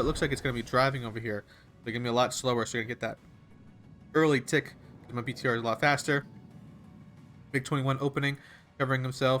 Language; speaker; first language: English; native; English